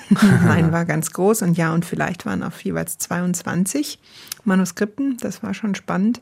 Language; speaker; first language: German; native; German